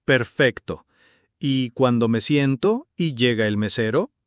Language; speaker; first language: Spanish; non-native, fluent; English